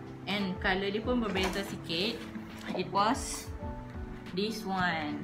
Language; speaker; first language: English; non-native, local second language; Malay